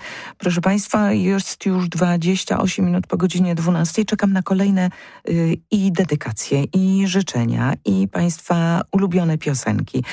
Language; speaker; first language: Polish; native; Polish